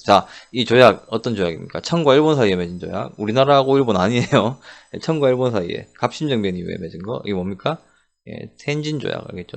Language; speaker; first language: Korean; native; Korean